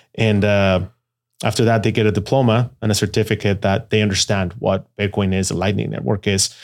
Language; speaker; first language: English; non-native, fluent; Spanish